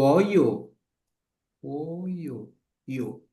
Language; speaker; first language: Chinese; non-native, learner; Indonesian